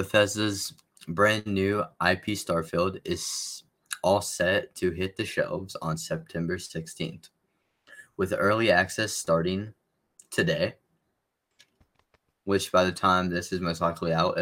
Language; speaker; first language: English; native; English